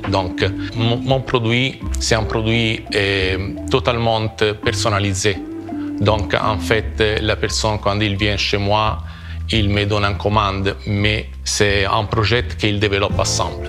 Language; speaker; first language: French; non-native, fluent; Italian